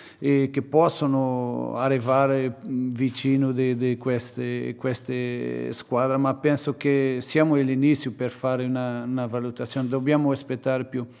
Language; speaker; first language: Italian; non-native, learner; Portuguese